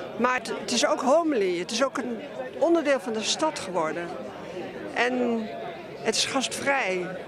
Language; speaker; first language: Dutch; native; Dutch